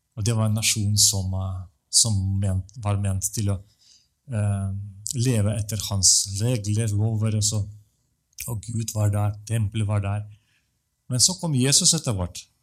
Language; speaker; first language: Norwegian; non-native, fluent; Russian